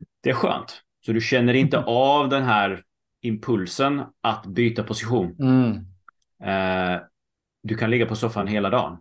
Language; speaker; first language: Swedish; early bilingual, heritage; Swedish